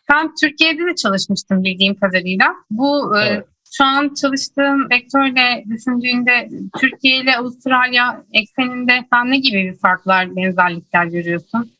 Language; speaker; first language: Turkish; native; Turkish